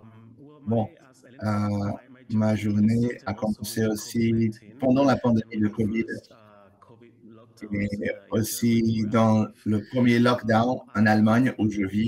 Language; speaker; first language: French; non-native, fluent; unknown